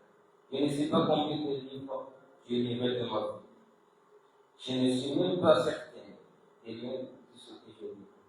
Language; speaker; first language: French; non-native, local second language; Comorian